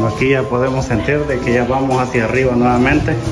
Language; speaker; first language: Spanish; native; Spanish